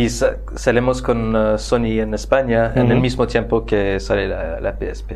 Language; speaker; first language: Spanish; non-native, fluent; French